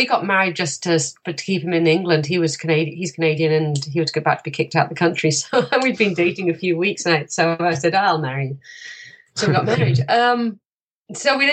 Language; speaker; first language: English; native; English